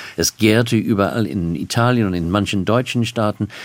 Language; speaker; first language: German; non-native, fluent; English